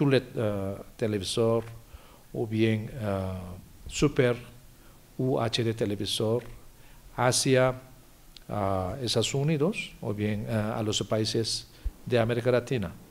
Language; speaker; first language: Spanish; non-native, fluent; Korean